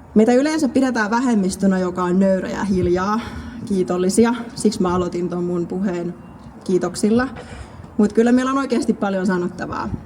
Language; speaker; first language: Finnish; early bilingual, other home language; Vietnamese